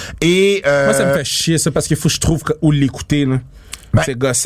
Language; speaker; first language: French; native; French